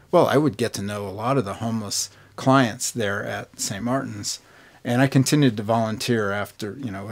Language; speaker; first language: English; native; English